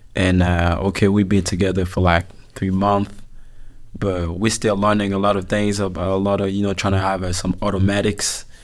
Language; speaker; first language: English; non-native, fluent; French